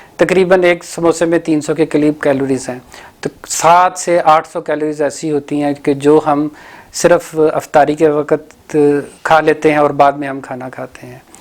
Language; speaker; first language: Urdu; non-native, local second language; Punjabi